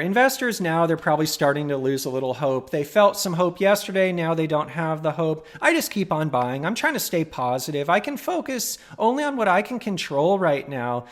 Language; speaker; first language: English; native; English